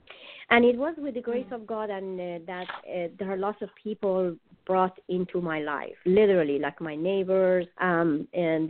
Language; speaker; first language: English; non-native, fluent; Persian